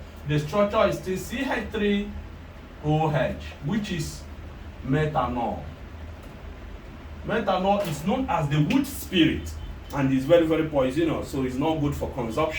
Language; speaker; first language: English; non-native, local second language; Igbo